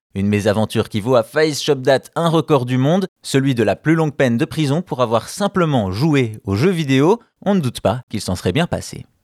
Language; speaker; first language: French; native; French